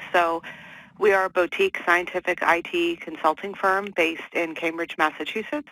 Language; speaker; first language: English; native; English